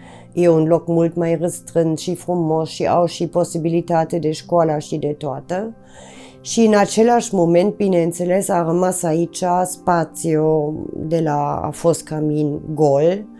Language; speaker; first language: Romanian; non-native, fluent; German